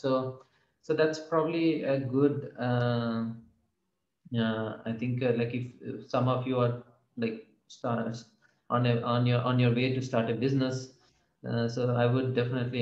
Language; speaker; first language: English; non-native, local second language; Telugu